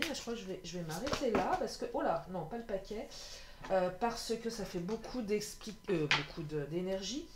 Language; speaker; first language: French; native; French